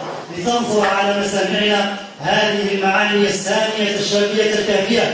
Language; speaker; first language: Arabic; native; Arabic